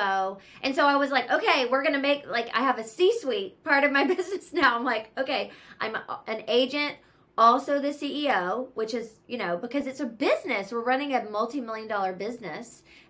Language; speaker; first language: English; native; English